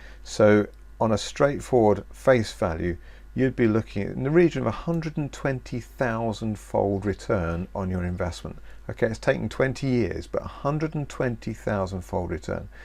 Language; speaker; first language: English; native; English